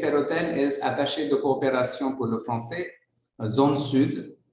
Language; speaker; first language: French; non-native, fluent; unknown